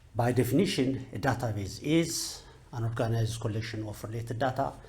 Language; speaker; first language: English; non-native, local second language; Amharic